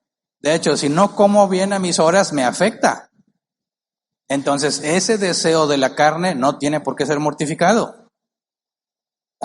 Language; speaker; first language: Spanish; native; Spanish